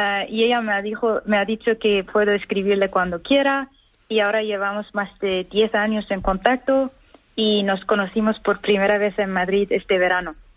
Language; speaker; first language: Spanish; non-native, fluent; Persian